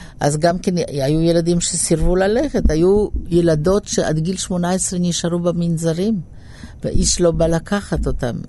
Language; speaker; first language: Hebrew; early bilingual, other home language; Polish